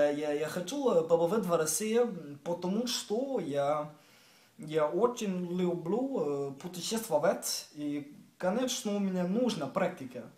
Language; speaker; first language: Russian; non-native, learner; English